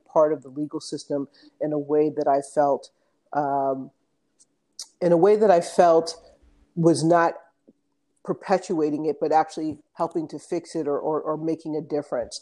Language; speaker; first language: English; native; English